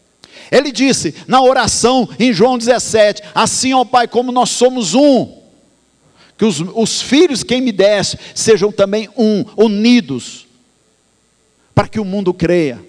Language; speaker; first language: Portuguese; native; Portuguese